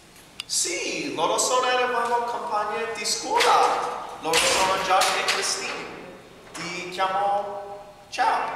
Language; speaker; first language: Italian; non-native, learner; English